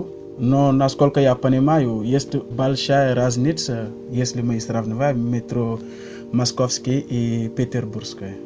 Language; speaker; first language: Russian; non-native, learner; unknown